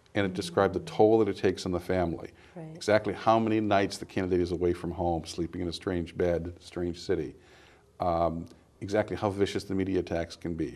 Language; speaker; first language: English; native; English